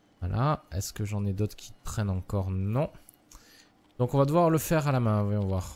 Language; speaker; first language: French; native; French